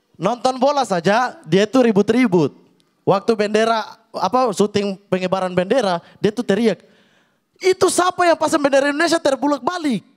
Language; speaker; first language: Indonesian; native; Indonesian